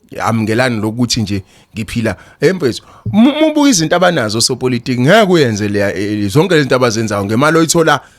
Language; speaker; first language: Zulu; native; Zulu